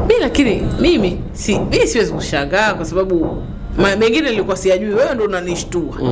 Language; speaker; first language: Swahili; native; Swahili